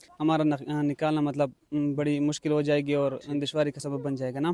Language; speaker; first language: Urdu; early bilingual, heritage; Urdu